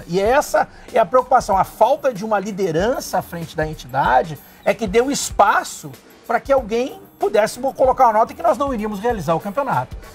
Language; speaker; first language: Portuguese; native; Portuguese